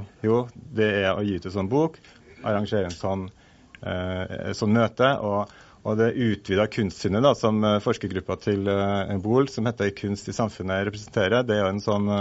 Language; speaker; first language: Norwegian; native; Norwegian